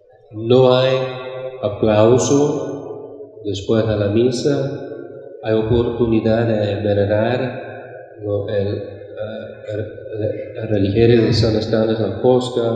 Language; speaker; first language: Spanish; non-native, fluent; English